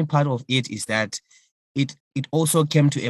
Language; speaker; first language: English; non-native, local second language; Shona